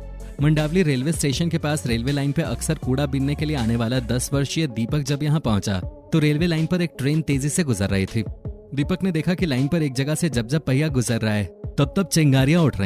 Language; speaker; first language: Hindi; native; Hindi